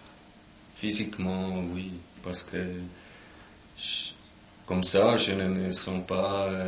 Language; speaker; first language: French; non-native, local second language; German